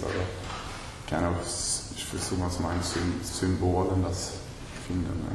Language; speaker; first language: German; non-native, learner; Swedish